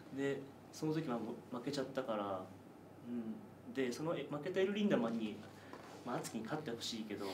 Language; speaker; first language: Japanese; native; Japanese